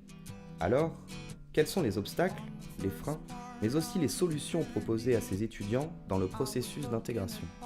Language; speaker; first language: French; native; French